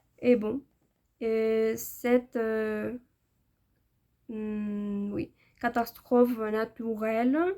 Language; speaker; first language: French; non-native, learner; Spanish